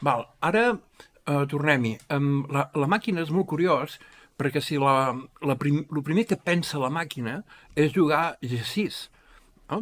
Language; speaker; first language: Catalan; native; Catalan